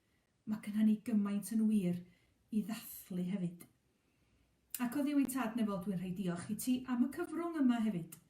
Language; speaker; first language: Welsh; native; Welsh